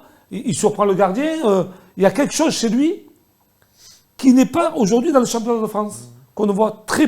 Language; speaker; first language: French; native; French